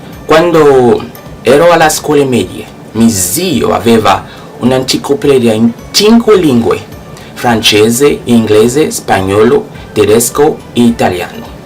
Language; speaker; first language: Italian; non-native, learner; French